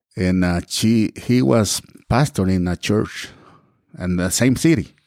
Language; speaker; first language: English; non-native, learner; Spanish